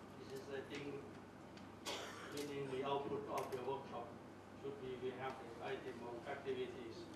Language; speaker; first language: English; non-native, learner; Thai